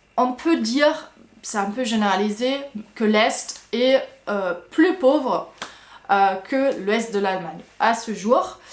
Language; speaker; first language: French; non-native, fluent; German